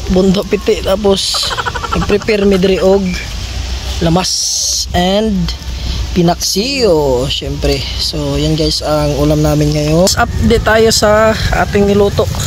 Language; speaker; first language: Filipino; non-native, local second language; Cebuano